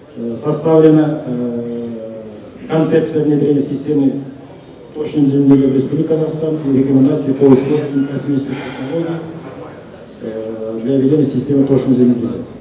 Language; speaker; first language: Russian; non-native, local second language; Kazakh